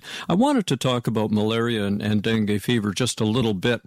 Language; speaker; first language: English; native; English